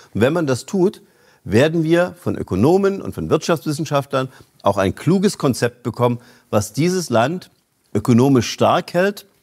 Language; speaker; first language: German; native; German